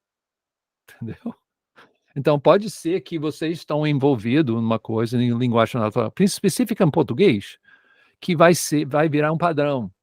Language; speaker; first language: Portuguese; non-native, fluent; English